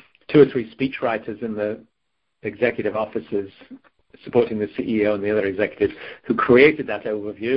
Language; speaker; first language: English; native; English